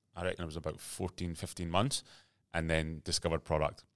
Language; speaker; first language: English; native; English